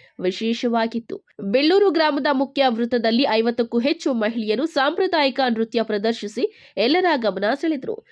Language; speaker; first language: Kannada; native; Kannada